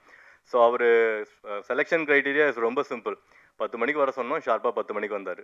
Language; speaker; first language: Tamil; native; Tamil